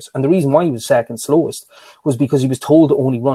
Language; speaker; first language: English; native; English